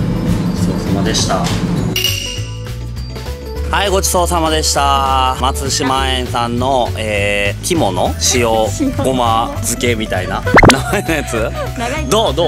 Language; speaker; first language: Japanese; native; Japanese